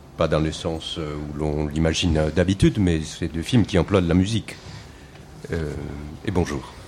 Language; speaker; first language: French; non-native, fluent; Spanish